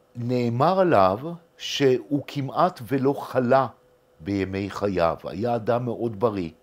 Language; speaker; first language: Hebrew; native; Hebrew